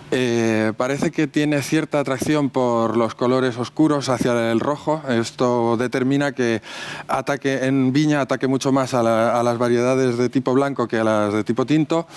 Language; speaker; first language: Spanish; native; Spanish